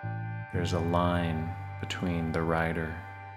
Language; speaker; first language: English; native; English